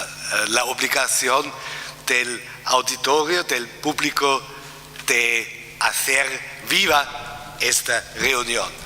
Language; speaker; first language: Spanish; non-native, fluent; German